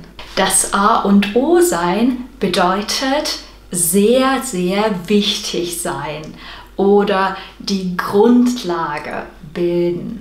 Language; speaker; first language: German; non-native, fluent; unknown